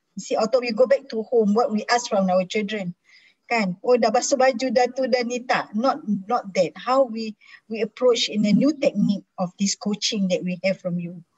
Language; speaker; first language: English; non-native, local second language; Malay